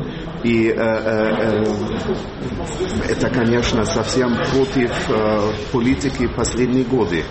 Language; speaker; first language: Russian; non-native, learner; German